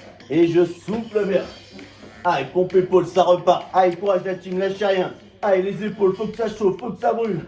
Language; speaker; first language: French; native; French